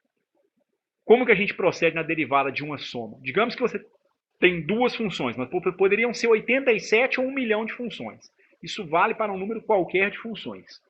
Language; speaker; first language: Portuguese; native; Portuguese